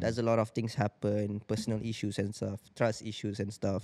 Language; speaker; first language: English; non-native, local second language; Malay